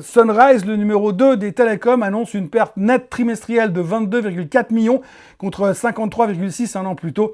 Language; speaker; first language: French; native; French